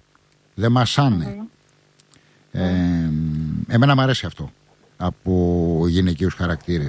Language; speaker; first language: Greek; native; Greek